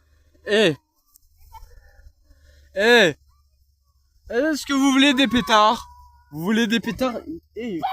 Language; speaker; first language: French; native; French